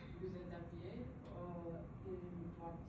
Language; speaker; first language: French; non-native, learner; English